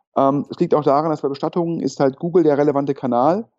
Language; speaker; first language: German; native; German